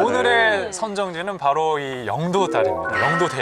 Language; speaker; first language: Korean; native; Korean